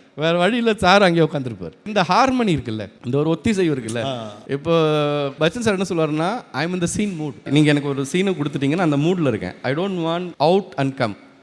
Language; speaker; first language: Tamil; native; Tamil